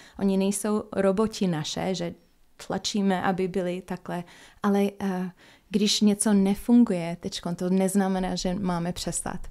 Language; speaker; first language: Czech; non-native, fluent; English